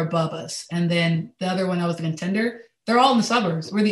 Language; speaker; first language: English; native; English